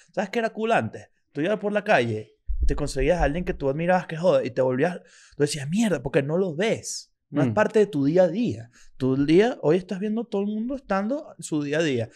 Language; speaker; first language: Spanish; native; Spanish